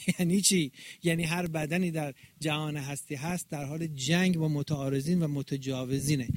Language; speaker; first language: Persian; native; Persian